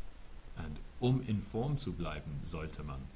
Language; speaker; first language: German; non-native, fluent; English